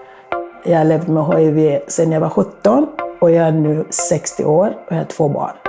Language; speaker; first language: Swedish; non-native, fluent; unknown